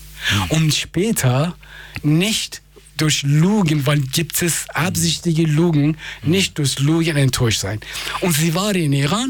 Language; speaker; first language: German; non-native, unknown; Persian